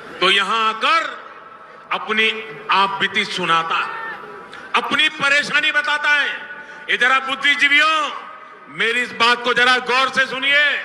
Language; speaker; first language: Hindi; native; Hindi